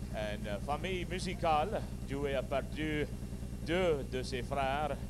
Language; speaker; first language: French; early bilingual, heritage; French